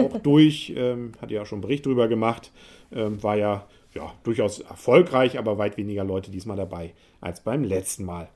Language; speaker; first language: German; native; German